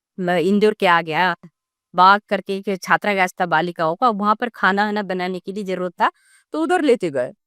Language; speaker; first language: Hindi; non-native, local second language; Gondi